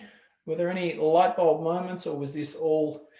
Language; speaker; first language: English; native; English